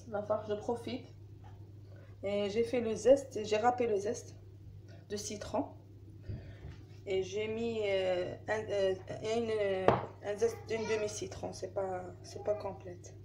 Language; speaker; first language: French; non-native, learner; Arabic